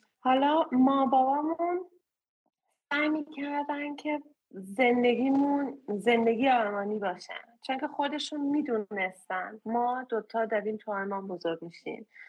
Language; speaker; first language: Persian; early bilingual, heritage; Persian